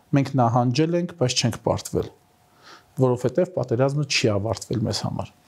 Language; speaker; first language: Armenian; native; Armenian